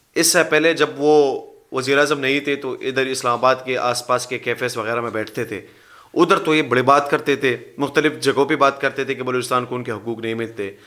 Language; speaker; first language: Urdu; non-native, local second language; Pashto